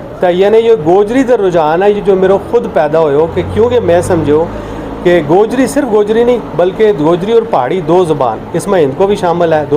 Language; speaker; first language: Urdu; non-native, local second language; Gujari